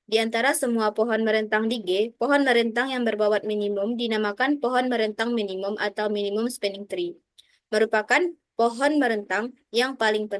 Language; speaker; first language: Indonesian; native; Indonesian